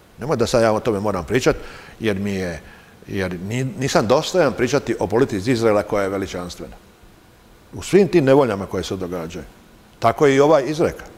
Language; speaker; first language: Croatian; native; Croatian